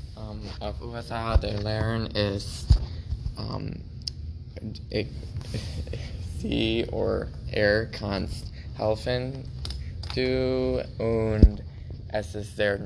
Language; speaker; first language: German; non-native, learner; English